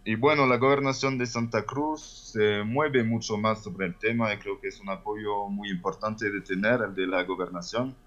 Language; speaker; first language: Spanish; non-native, fluent; French